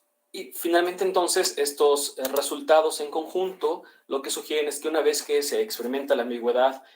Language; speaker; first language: Spanish; native; Spanish